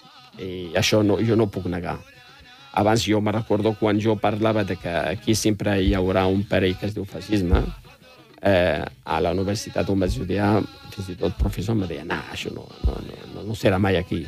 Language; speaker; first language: Catalan; non-native, fluent; Riffian